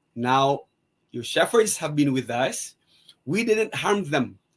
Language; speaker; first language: English; non-native, local second language; Filipino